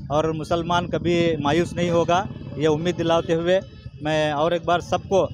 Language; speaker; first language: Hindi; native; Hindi